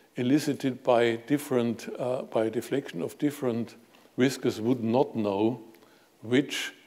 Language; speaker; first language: English; non-native, fluent; German